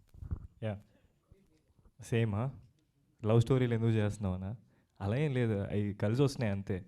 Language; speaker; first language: Telugu; native; Telugu